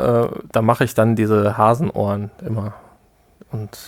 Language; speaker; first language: German; native; German